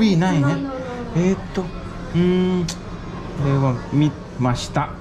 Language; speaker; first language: Japanese; non-native, learner; Thai